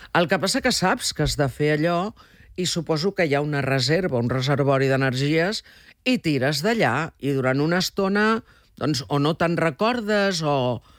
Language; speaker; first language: Catalan; native; Catalan